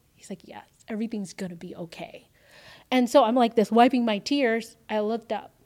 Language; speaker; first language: English; early bilingual, other home language; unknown